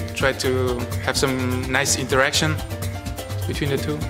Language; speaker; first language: English; non-native, fluent; French